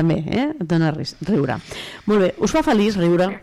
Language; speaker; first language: Catalan; native; Catalan